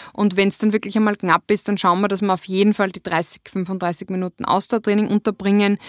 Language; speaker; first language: German; native; German